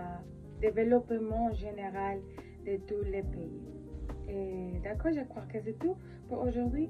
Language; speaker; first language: French; non-native, learner; Spanish